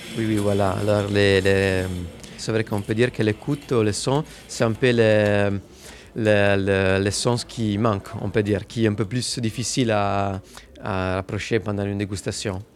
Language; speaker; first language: French; non-native, fluent; Italian